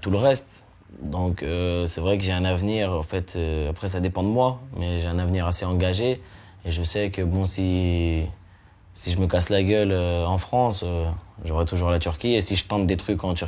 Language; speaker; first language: French; early bilingual, other home language; Turkish